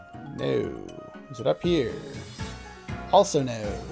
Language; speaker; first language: English; native; English